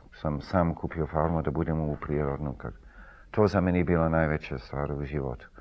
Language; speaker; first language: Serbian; early bilingual, heritage; Serbian